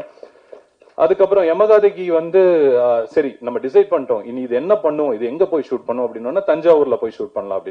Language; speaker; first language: Tamil; native; Tamil